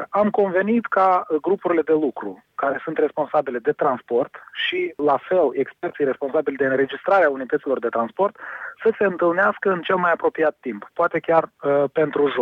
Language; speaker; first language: Romanian; native; Romanian